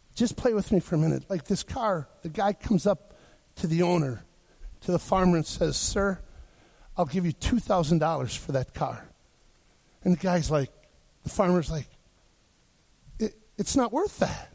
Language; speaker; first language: English; native; English